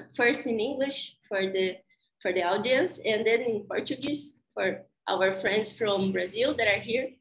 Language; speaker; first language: English; non-native, fluent; Portuguese